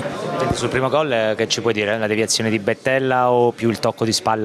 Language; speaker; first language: Italian; native; Italian